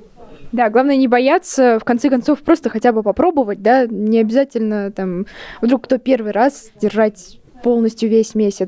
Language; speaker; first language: Russian; native; Russian